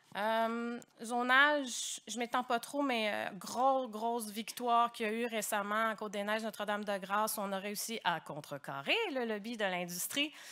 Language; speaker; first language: French; native; French